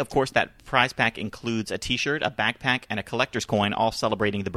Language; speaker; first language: English; native; English